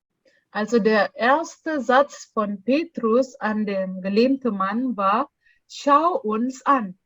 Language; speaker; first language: German; non-native, fluent; Indonesian